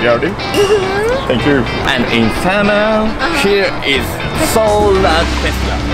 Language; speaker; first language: English; non-native, learner; Japanese